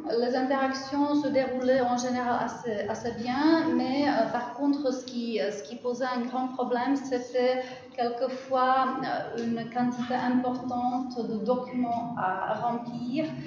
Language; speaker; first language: French; non-native, fluent; Czech